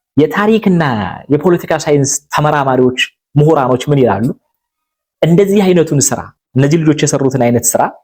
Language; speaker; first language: Amharic; native; Amharic